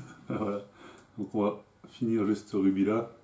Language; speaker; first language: French; native; French